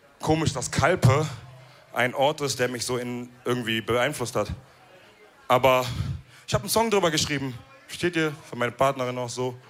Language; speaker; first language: German; early bilingual, other home language; Wolof